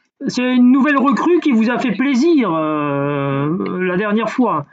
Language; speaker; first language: French; native; French